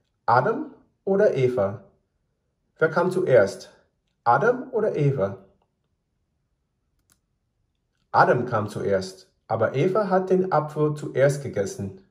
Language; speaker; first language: German; non-native, fluent; English